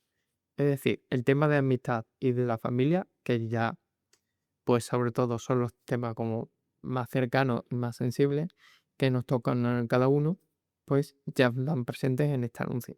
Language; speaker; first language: Spanish; native; Spanish